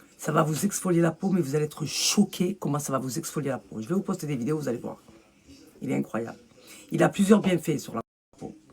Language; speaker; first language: French; early bilingual, other home language; Arabic